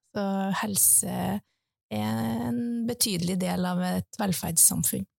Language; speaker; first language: Norwegian; native; Norwegian